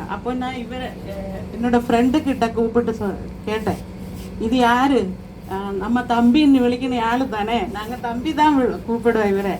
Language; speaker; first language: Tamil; non-native, learner; Malayalam